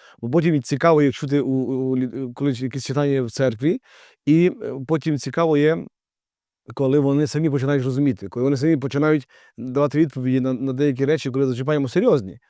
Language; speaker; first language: Ukrainian; native; Ukrainian